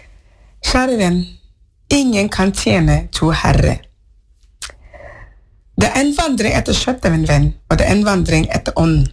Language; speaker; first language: Norwegian; non-native, learner; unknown